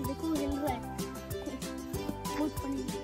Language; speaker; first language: Hindi; early bilingual, heritage; Urdu